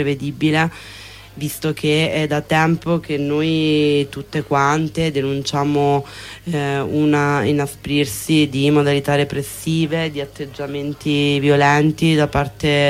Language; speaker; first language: Italian; native; Italian